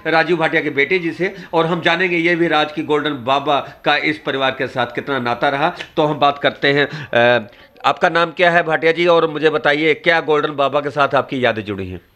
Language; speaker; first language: Hindi; native; Hindi